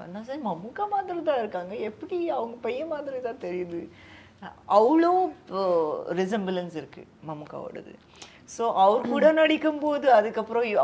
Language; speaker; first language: Tamil; non-native, fluent; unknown